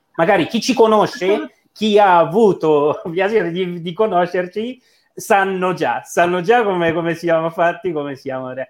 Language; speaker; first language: Italian; non-native, fluent; Romanian